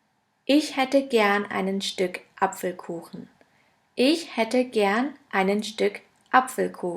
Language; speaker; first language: German; non-native, fluent; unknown